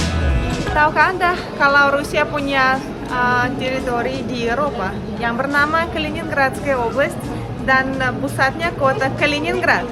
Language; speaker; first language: Indonesian; non-native, fluent; Russian